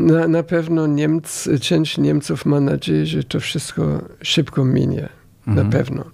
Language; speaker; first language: Polish; non-native, fluent; German